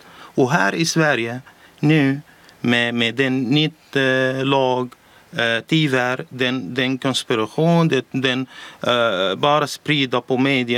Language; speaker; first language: Swedish; non-native, learner; Arabic